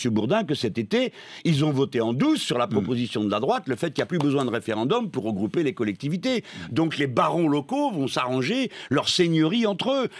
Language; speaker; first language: French; native; French